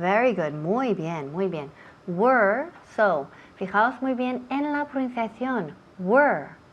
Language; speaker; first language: Spanish; non-native, fluent; English